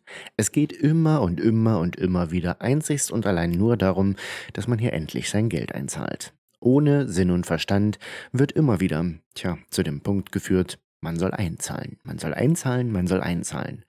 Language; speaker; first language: German; native; German